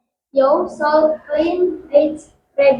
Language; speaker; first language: English; non-native, learner; Indonesian